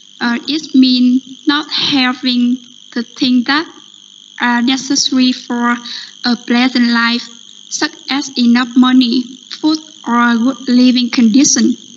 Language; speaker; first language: English; non-native, learner; Vietnamese